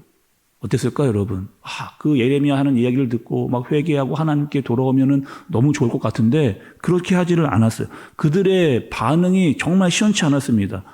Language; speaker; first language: Korean; native; Korean